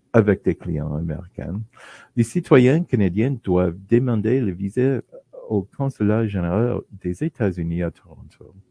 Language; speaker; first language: French; non-native, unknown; English